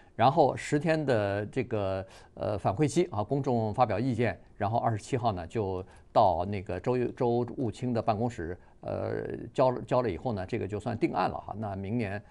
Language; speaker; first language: Chinese; native; Chinese